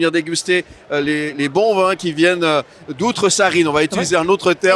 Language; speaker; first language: French; native; French